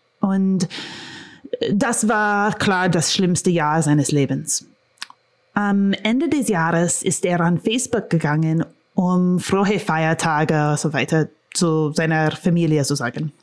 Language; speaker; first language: German; non-native, fluent; English